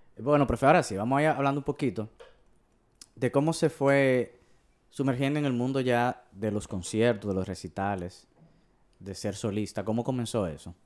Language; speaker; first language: Spanish; native; Spanish